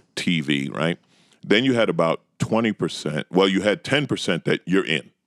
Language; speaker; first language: English; native; English